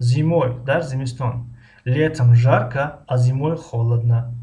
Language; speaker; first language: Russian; non-native, local second language; Tajik